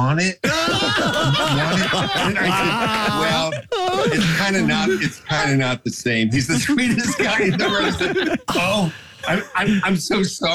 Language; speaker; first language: English; native; English